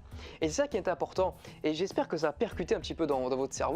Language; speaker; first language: French; native; French